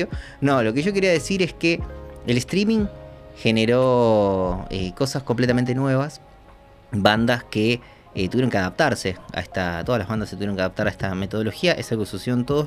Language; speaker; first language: Spanish; native; Spanish